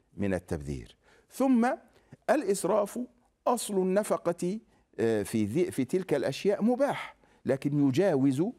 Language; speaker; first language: Arabic; native; Arabic